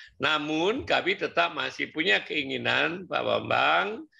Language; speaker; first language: Indonesian; non-native, local second language; Achinese